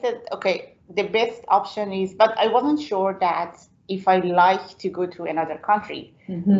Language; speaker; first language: English; non-native, fluent; Persian